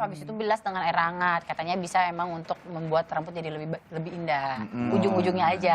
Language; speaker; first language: Indonesian; native; Indonesian